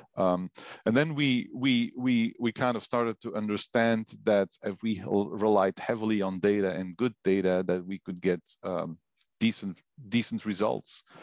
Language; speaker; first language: English; non-native, fluent; Dutch